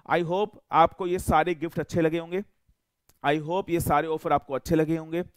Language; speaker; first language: Hindi; native; Hindi